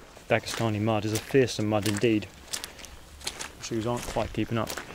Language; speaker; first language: English; native; English